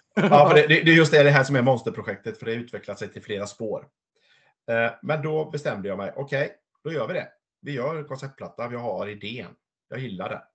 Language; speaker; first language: Swedish; native; Swedish